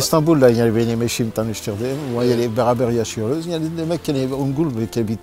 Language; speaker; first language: Turkish; non-native, learner; French